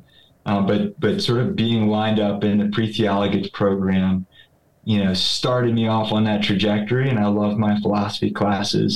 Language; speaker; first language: English; native; English